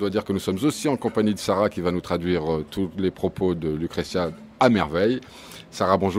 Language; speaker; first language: French; native; French